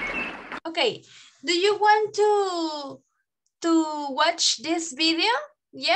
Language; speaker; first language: English; non-native, learner; Spanish